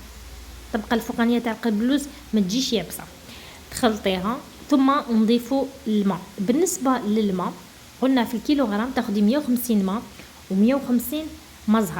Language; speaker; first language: Arabic; native; Arabic